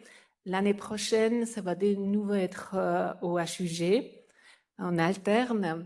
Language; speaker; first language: French; non-native, fluent; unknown